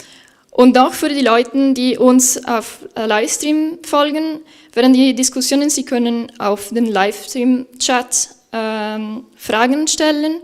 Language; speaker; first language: German; non-native, fluent; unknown